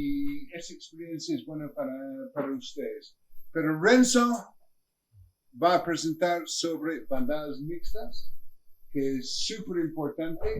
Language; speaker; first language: Spanish; non-native, learner; English